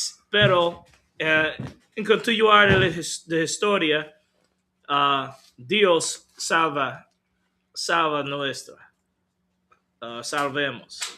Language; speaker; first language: Spanish; non-native, learner; English